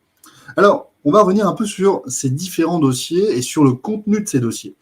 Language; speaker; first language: French; native; French